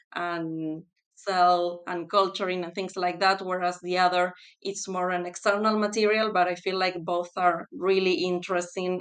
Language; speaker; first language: English; non-native, fluent; Spanish